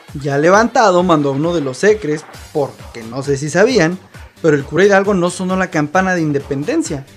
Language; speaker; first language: Spanish; native; Spanish